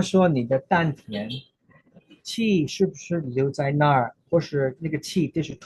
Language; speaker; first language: Chinese; early bilingual, heritage; Chinese